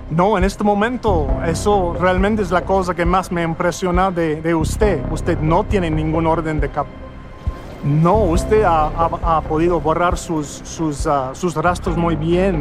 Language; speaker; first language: Spanish; non-native, fluent; English